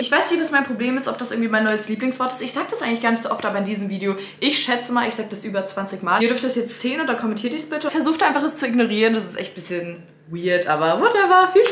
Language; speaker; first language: German; native; German